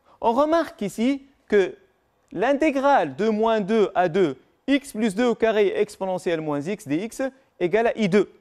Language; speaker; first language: French; non-native, local second language; Arabic